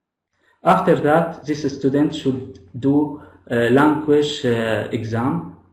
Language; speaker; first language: English; non-native, fluent; Arabic